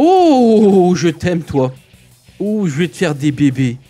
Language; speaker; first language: French; native; French